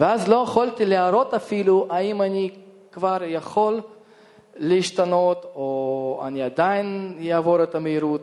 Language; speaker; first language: Hebrew; non-native, fluent; Russian